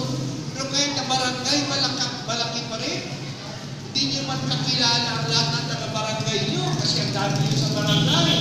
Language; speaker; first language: Filipino; native; Filipino